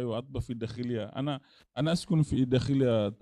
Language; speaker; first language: Arabic; non-native, learner; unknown